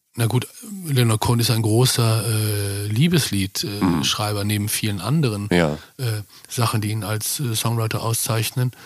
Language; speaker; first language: German; native; German